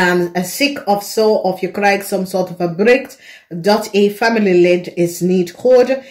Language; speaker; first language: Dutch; non-native, learner; English